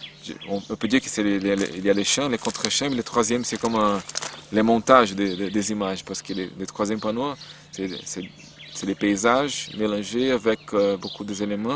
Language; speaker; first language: French; non-native, learner; Portuguese